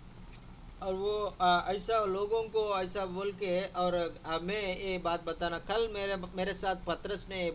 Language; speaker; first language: Hindi; non-native, local second language; Telugu